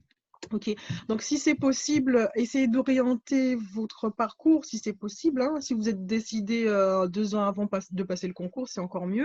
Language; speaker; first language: French; native; French